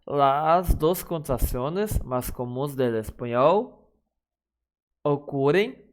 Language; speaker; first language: Spanish; non-native, fluent; Portuguese